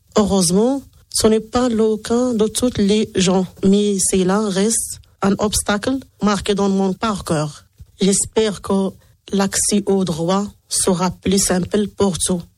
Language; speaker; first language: French; non-native, local second language; Arabic